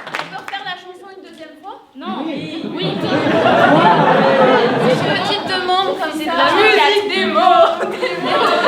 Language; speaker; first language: French; native; French